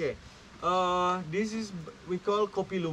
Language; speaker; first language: English; non-native, learner; Indonesian